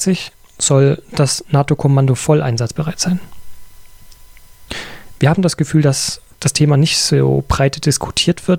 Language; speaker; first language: German; native; German